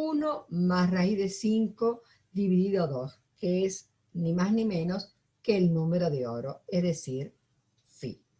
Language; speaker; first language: Spanish; native; Spanish